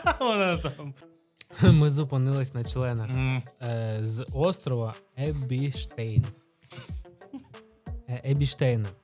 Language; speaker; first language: Ukrainian; non-native, local second language; Russian